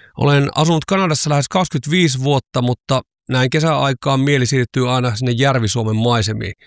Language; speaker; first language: Finnish; native; Finnish